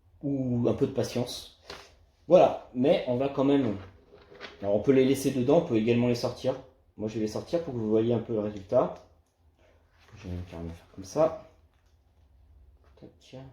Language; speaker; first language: French; native; French